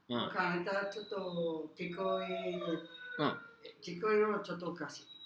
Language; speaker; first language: Japanese; non-native, learner; Spanish